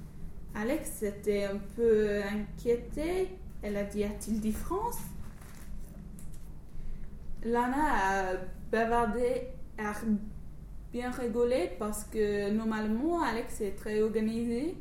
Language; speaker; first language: French; non-native, learner; English